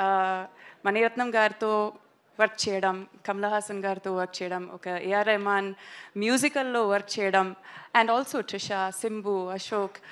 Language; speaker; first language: Telugu; non-native, local second language; Tamil